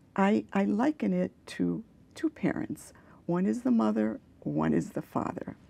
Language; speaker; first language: English; early bilingual, other home language; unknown